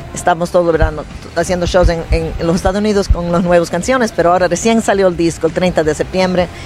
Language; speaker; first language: Spanish; early bilingual, heritage; Spanish